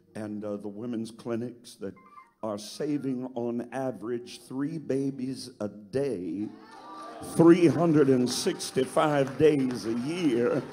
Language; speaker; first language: English; native; English